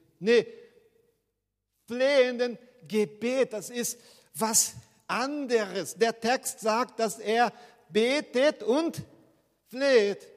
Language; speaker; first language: German; non-native, fluent; Portuguese